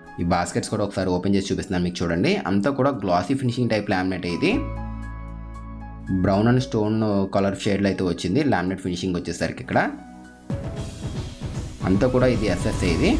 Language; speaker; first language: Telugu; native; Telugu